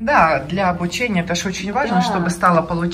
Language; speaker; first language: Russian; native; Russian